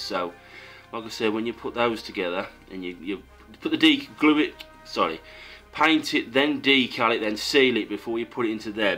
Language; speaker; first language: English; native; English